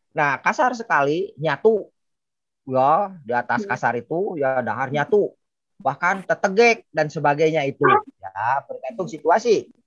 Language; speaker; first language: Indonesian; non-native, local second language; Sundanese